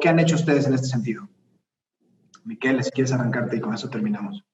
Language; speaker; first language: Spanish; native; Spanish